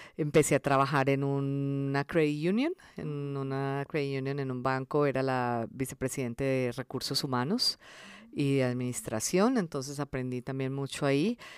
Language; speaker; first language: Spanish; early bilingual, other home language; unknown